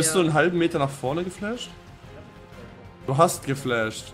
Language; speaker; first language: German; native; German